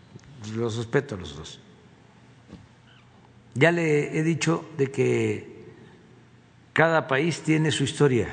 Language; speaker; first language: Spanish; native; Spanish